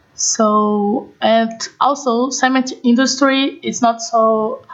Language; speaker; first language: English; non-native, fluent; Portuguese